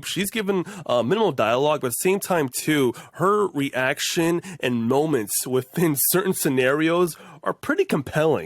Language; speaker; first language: English; native; English